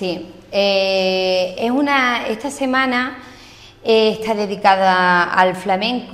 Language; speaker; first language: Spanish; native; Spanish